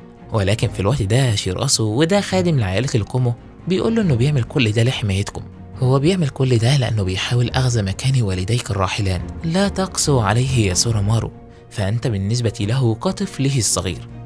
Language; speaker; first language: Arabic; native; Arabic